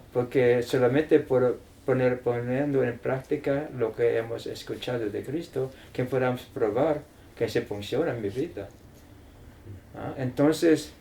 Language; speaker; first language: Spanish; non-native, learner; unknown